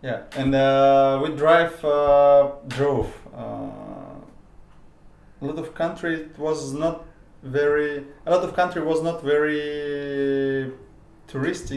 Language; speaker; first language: English; non-native, learner; Russian